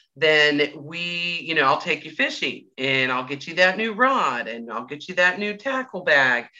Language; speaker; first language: English; native; English